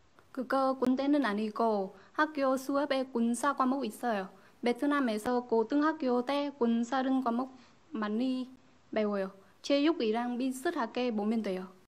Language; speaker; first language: Korean; non-native, fluent; Vietnamese